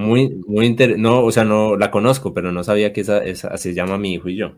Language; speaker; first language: Spanish; native; Spanish